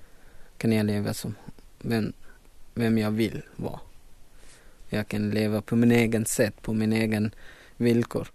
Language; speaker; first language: Swedish; non-native, learner; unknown